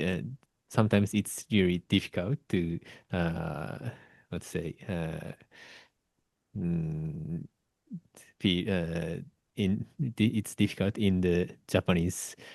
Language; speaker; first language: English; non-native, learner; Japanese